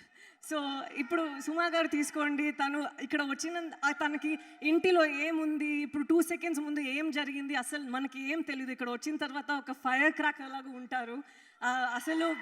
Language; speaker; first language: Telugu; non-native, fluent; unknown